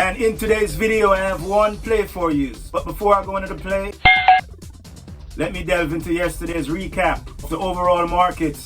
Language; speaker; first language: English; native; English